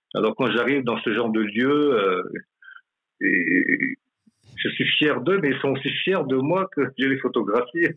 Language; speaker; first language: French; non-native, local second language; Malagasy